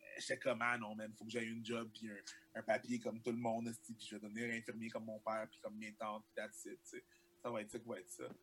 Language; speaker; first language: French; early bilingual, other home language; Haitian Creole